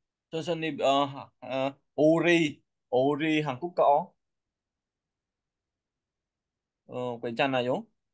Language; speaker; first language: Korean; non-native, learner; Vietnamese